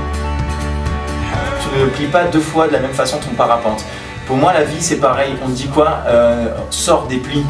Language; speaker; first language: French; native; French